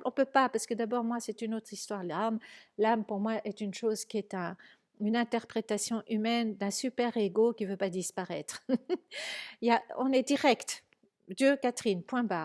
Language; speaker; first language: French; native; French